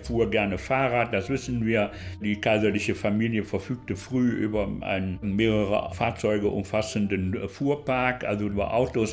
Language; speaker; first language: German; native; German